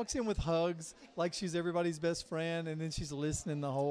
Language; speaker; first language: English; native; English